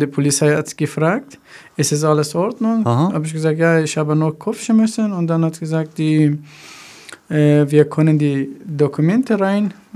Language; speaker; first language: German; non-native, learner; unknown